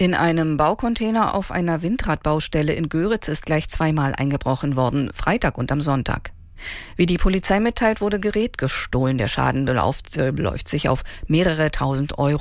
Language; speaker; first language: German; native; German